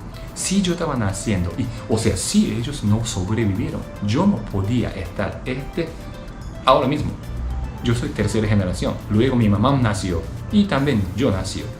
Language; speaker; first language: Spanish; non-native, learner; Japanese